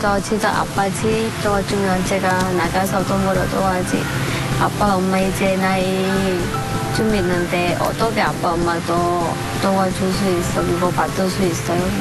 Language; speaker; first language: Korean; non-native, learner; Vietnamese